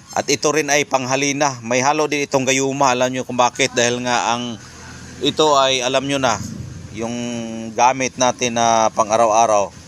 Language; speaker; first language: Filipino; non-native, local second language; Cebuano